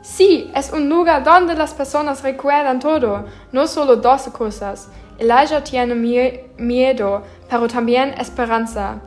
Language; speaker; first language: Spanish; non-native, learner; German